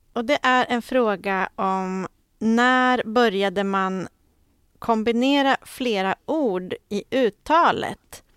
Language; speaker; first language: Swedish; native; Swedish